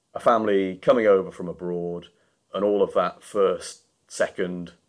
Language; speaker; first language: English; native; English